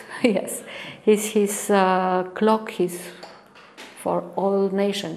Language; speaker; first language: English; non-native, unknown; Romanian